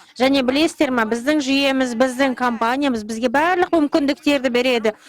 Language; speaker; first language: Kazakh; non-native, local second language; Russian